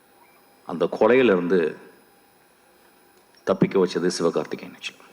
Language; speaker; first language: Tamil; native; Tamil